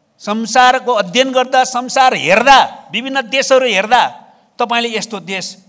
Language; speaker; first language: Nepali; native; Nepali